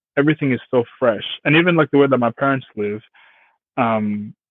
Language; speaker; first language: English; early bilingual, other home language; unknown